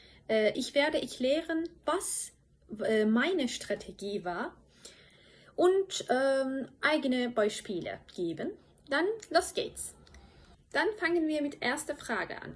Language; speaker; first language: German; non-native, fluent; Turkish